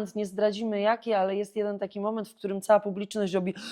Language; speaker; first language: Polish; native; Polish